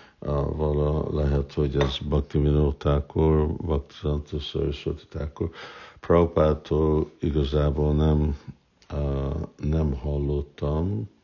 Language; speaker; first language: Hungarian; non-native, fluent; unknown